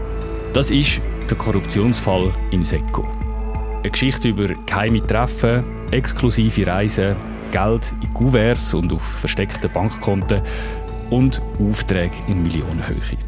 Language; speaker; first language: German; native; German